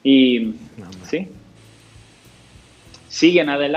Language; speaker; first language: Spanish; non-native, fluent; English